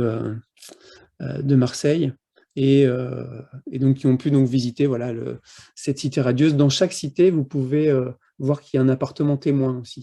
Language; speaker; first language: French; native; French